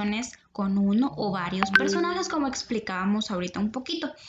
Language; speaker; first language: Spanish; native; Spanish